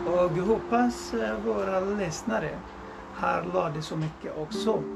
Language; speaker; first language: Swedish; non-native, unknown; Nepali